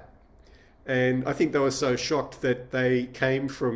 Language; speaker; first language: English; native; English